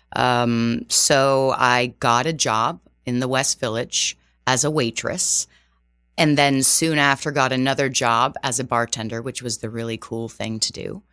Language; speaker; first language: English; non-native, fluent; Portuguese